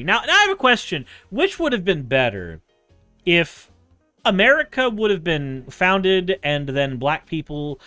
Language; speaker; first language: English; native; English